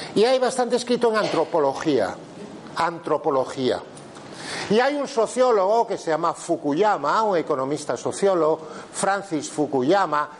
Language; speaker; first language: Spanish; native; Spanish